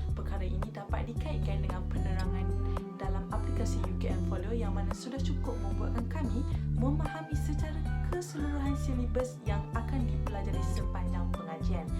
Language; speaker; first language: Malay; native; Malay